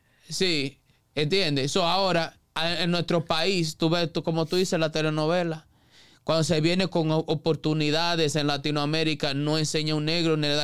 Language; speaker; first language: Spanish; early bilingual, heritage; Spanish